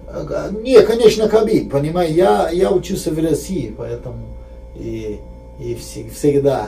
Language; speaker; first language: Russian; non-native, fluent; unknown